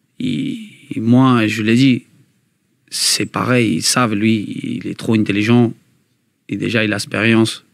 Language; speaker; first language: French; non-native, learner; Spanish